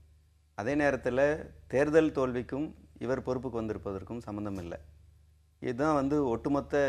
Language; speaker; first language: Tamil; native; Tamil